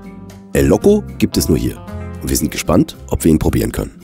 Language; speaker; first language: German; native; German